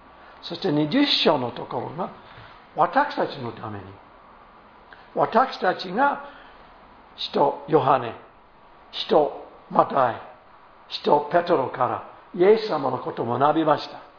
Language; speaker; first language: Japanese; non-native, fluent; English